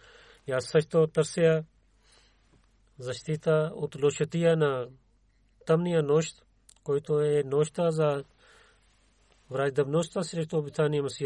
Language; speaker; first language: Bulgarian; non-native, learner; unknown